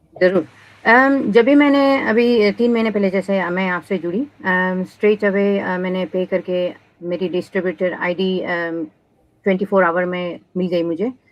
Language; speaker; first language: Hindi; native; Hindi